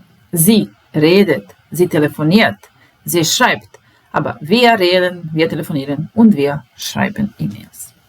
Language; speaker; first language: German; non-native, fluent; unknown